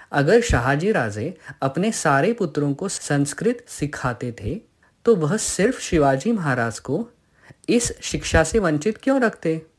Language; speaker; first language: Hindi; non-native, local second language; Marathi